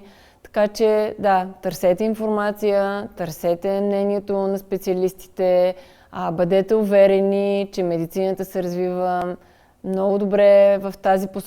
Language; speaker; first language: Bulgarian; native; Bulgarian